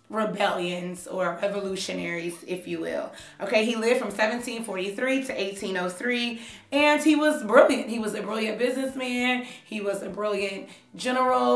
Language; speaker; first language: English; native; English